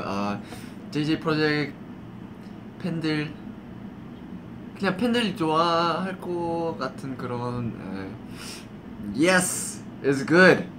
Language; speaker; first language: Korean; non-native, fluent; English